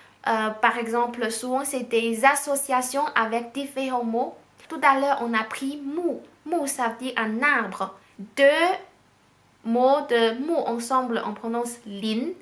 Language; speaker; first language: French; non-native, fluent; Chinese